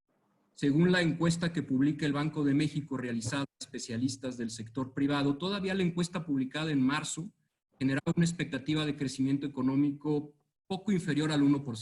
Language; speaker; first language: Spanish; native; Spanish